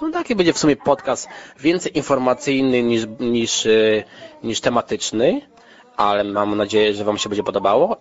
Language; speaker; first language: Polish; native; Polish